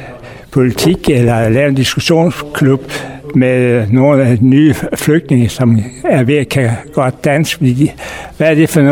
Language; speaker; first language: Danish; native; Danish